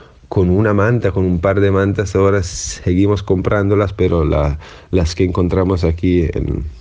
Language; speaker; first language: Spanish; non-native, fluent; Italian